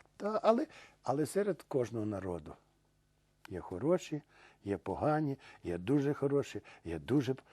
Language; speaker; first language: Ukrainian; native; Ukrainian